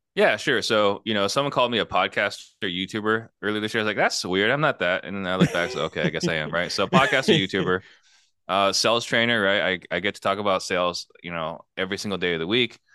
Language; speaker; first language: English; native; English